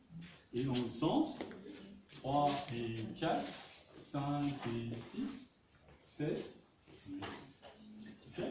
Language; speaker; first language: French; native; French